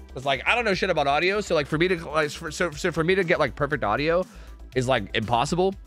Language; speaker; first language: English; native; English